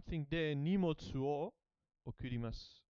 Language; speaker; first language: Japanese; non-native, learner; English